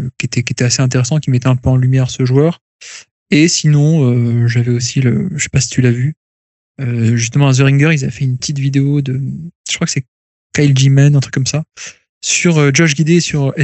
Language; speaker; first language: French; native; French